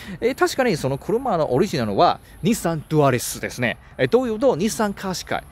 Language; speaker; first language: Japanese; non-native, learner; Chinese